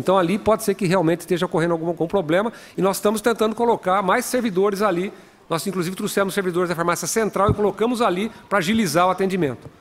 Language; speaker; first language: Portuguese; native; Portuguese